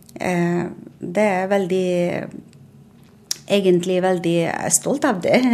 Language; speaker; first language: Norwegian; non-native, fluent; Bangla